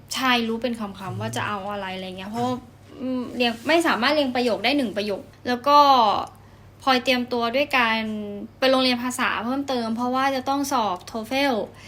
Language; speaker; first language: Thai; native; Thai